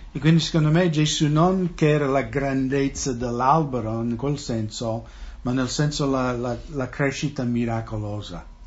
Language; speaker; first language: Italian; non-native, fluent; English